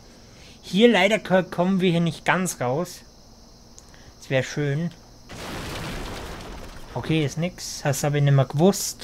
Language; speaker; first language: German; native; German